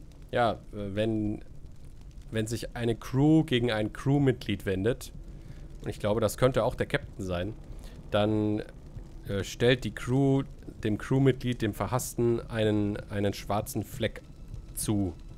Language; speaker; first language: German; native; German